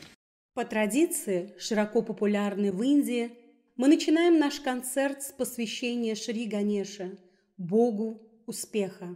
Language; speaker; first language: Russian; native; Russian